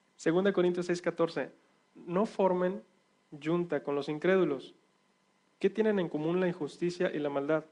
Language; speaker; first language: Spanish; native; Spanish